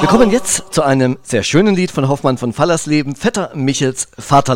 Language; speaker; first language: German; native; German